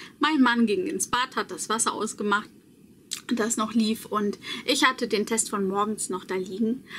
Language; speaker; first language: German; early bilingual, other home language; Polish